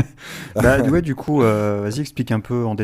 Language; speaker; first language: French; native; French